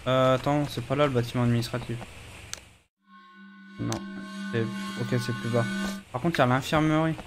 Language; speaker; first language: French; native; French